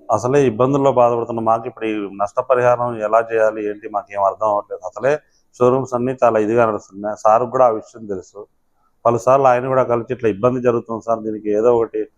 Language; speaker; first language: Telugu; native; Telugu